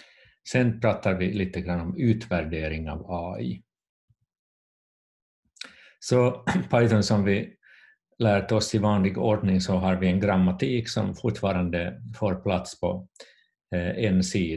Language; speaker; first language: Swedish; non-native, fluent; Finnish